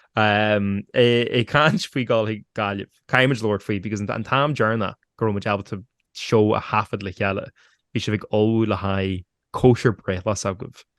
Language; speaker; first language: Irish; native; Irish